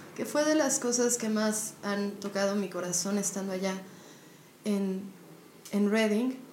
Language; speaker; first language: Spanish; native; Spanish